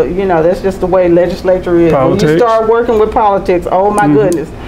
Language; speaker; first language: English; native; English